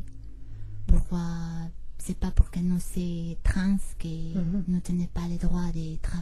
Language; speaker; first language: French; non-native, fluent; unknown